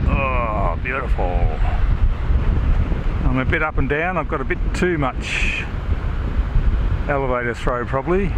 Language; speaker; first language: English; native; English